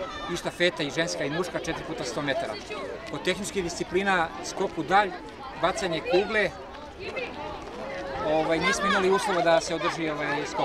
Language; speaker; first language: Serbian; native; Serbian